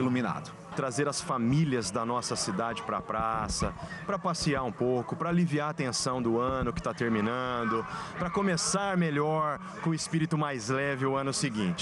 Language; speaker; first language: Portuguese; native; Portuguese